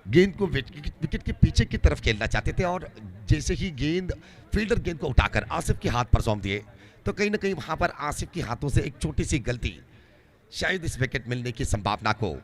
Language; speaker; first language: Hindi; non-native, local second language; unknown